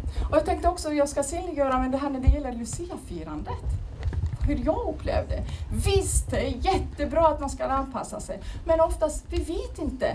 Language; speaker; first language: Swedish; non-native, fluent; Turoyo